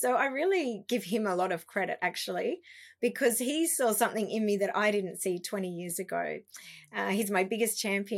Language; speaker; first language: English; native; English